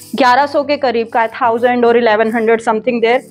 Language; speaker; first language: Hindi; native; Hindi